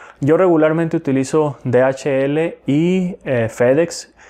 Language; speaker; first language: Spanish; native; Spanish